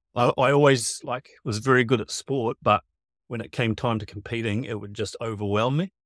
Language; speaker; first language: English; native; English